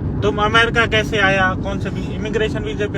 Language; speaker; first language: Hindi; non-native, local second language; Sindhi